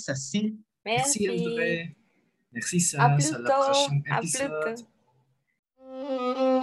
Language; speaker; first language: French; non-native, learner; Spanish